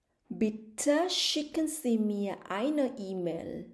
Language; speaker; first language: German; non-native, fluent; Thai